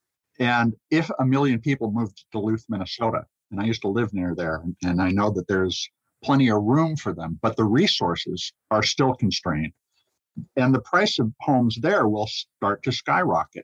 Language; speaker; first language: English; native; English